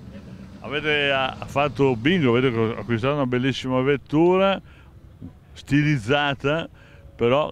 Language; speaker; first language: Italian; native; Italian